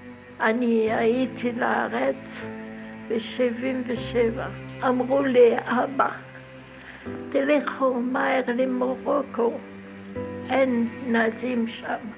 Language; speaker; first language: Hebrew; non-native, learner; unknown